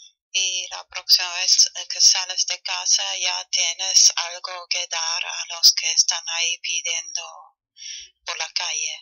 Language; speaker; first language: Spanish; non-native, fluent; German